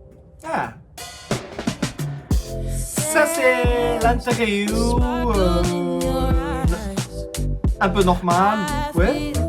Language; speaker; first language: French; non-native, learner; Japanese